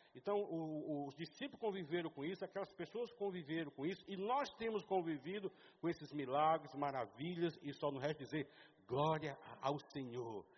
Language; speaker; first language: Portuguese; native; Portuguese